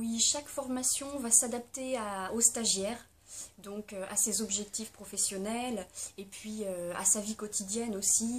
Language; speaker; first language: French; native; French